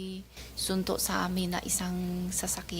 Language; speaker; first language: Filipino; non-native, learner; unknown